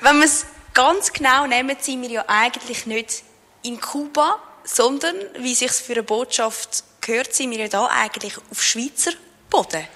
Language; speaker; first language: German; native; German